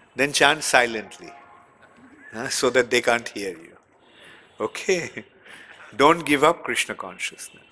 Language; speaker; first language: English; non-native, local second language; Bangla